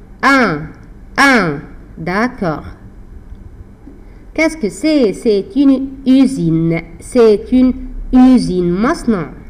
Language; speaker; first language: French; non-native, fluent; Arabic